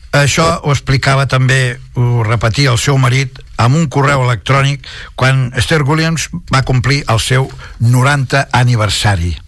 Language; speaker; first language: Catalan; non-native, local second language; Spanish